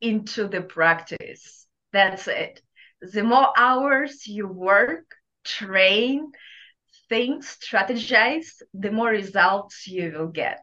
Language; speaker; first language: English; non-native, fluent; Russian